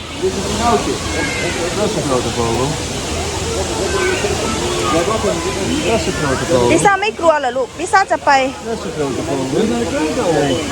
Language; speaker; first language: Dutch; non-native, learner; Thai